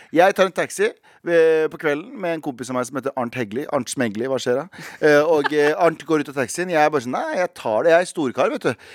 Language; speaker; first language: Norwegian; early bilingual, other home language; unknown